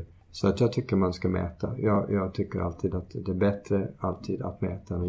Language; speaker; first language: Swedish; early bilingual, heritage; Swedish